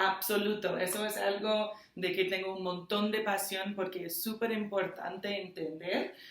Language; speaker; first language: Spanish; non-native, fluent; English